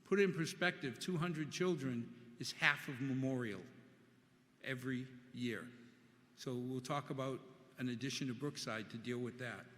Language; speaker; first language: English; early bilingual, other home language; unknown